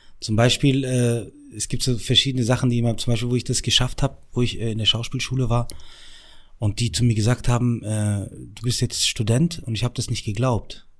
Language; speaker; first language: German; early bilingual, other home language; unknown